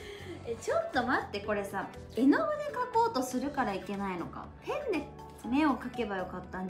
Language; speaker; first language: Japanese; native; Japanese